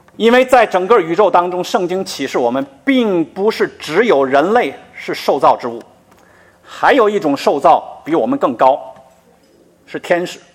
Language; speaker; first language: Chinese; native; Chinese